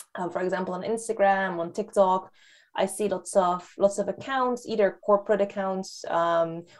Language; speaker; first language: English; non-native, fluent; Dutch